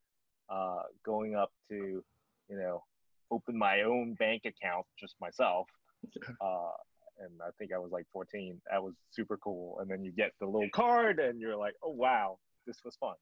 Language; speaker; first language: English; non-native, local second language; Cantonese